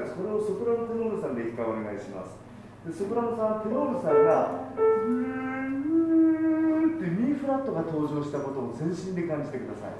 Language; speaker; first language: Japanese; native; Japanese